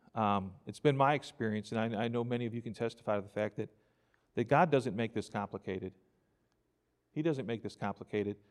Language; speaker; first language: English; native; English